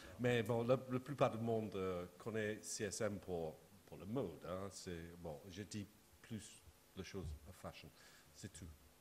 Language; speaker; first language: French; non-native, fluent; English